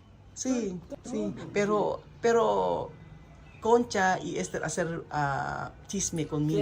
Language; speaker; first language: Spanish; non-native, learner; Filipino